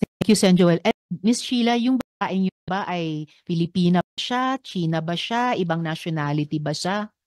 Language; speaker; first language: Filipino; native; Filipino